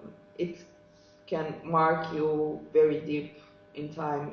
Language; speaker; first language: English; non-native, fluent; Romanian